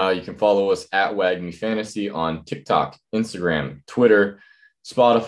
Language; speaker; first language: English; native; English